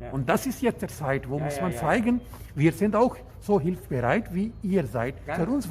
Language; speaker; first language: German; non-native, learner; Urdu